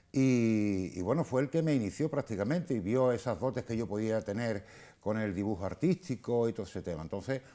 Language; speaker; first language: Spanish; native; Spanish